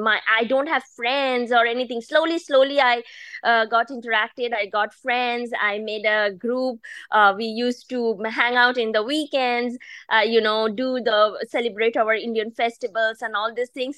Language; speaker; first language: English; non-native, local second language; Bangla